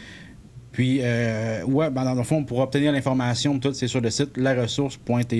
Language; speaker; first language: French; native; French